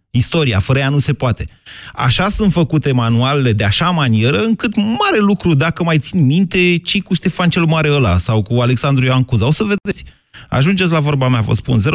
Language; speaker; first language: Romanian; native; Romanian